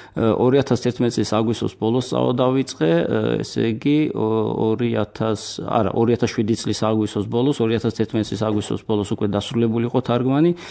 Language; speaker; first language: Georgian; non-native, local second language; Azerbaijani